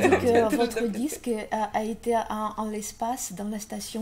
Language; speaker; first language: French; non-native, learner; Russian